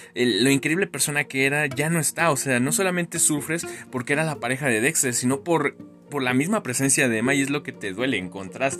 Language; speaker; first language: Spanish; native; Spanish